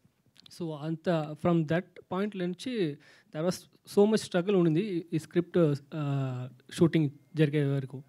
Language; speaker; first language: Telugu; non-native, learner; Tamil